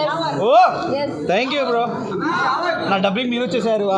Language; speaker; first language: Telugu; non-native, local second language; Hindi